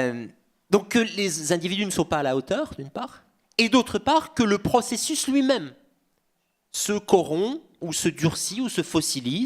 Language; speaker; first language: French; native; French